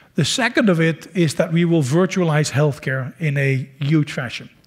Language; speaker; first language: English; non-native, fluent; Dutch